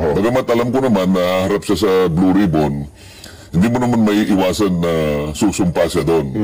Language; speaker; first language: Filipino; non-native, local second language; Cebuano